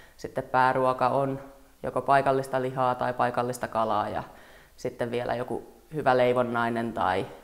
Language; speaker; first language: Finnish; native; Finnish